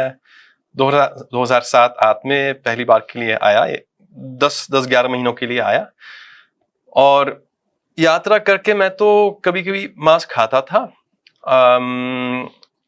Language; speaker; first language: Hindi; non-native, fluent; Dutch